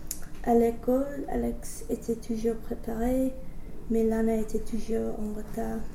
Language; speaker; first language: French; non-native, learner; English